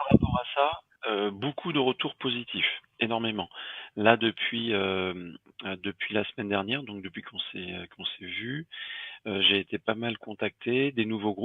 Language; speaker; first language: French; native; French